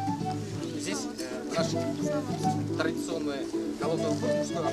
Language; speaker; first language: Russian; non-native, local second language; Kyrgyz